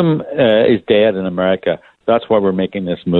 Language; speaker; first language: English; native; English